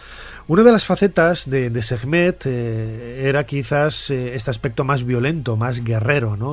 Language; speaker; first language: Spanish; native; Spanish